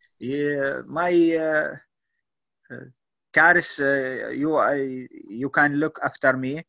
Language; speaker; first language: English; non-native, learner; Arabic